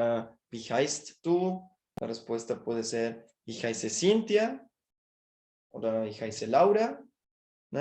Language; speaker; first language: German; non-native, fluent; Spanish